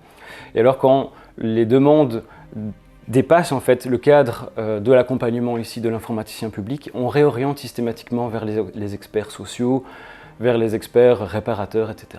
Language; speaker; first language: French; native; French